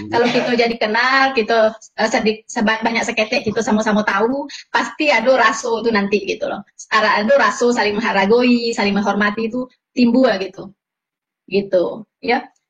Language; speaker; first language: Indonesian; non-native, local second language; Minangkabau